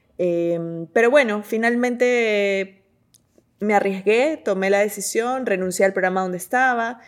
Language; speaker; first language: Spanish; native; Spanish